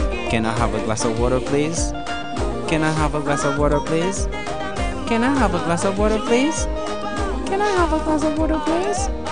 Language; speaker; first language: English; non-native, learner; Haitian Creole